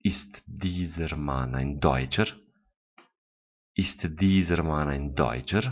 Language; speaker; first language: German; non-native, fluent; Romanian